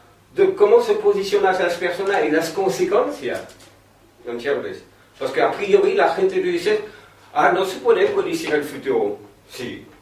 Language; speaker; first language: Spanish; non-native, fluent; French